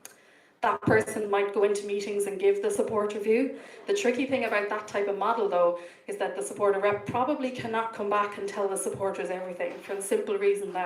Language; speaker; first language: English; native; English